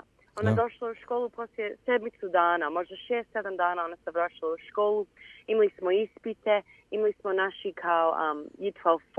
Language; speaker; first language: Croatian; early bilingual, heritage; Bosnian